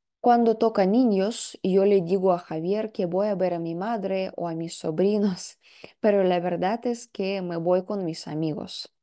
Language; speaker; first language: Spanish; non-native, fluent; Russian